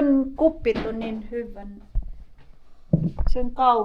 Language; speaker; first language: Finnish; non-native, learner; Filipino